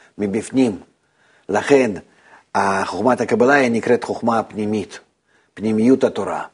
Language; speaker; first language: Hebrew; native; Hebrew